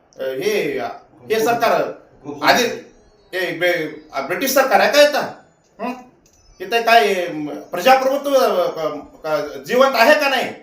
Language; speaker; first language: Marathi; non-native, local second language; Kannada